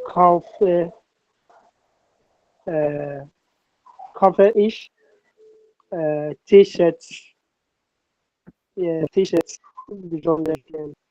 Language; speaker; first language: German; non-native, learner; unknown